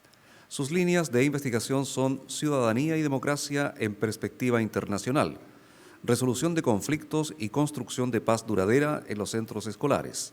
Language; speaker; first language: Spanish; native; Spanish